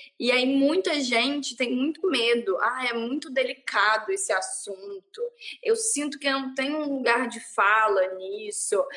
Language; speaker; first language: Portuguese; native; Portuguese